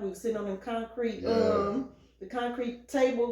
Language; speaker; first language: English; native; English